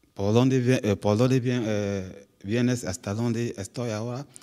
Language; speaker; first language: Spanish; non-native, learner; French